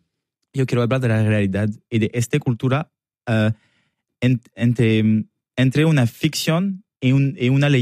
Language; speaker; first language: Spanish; non-native, learner; French